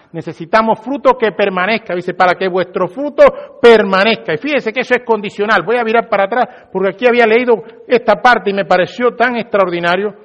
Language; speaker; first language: Spanish; native; Spanish